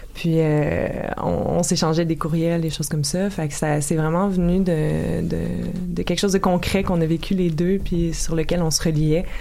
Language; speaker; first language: French; native; French